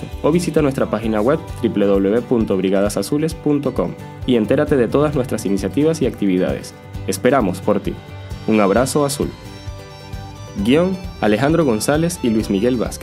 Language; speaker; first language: Spanish; native; Spanish